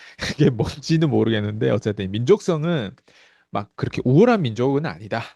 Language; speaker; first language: Korean; non-native, fluent; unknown